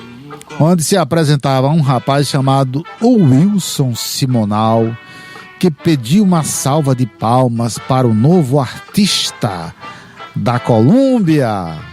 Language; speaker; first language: Portuguese; native; Portuguese